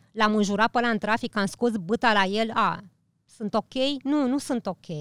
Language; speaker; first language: Romanian; early bilingual, heritage; Romanian